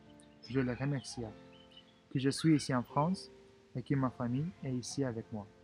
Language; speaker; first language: French; non-native, fluent; Russian